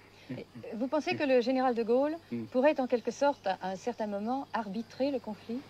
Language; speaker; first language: French; native; French